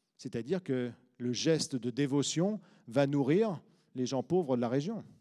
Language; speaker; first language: French; native; French